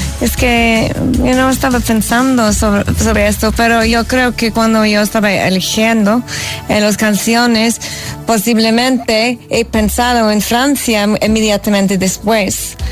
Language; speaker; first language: Spanish; non-native, fluent; English